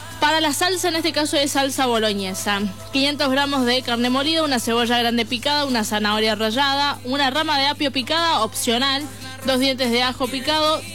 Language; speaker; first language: Spanish; native; Spanish